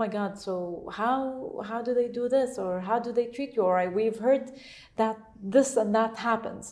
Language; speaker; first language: English; non-native, fluent; Arabic